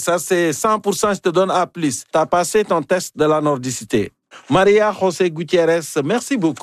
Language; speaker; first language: French; native; French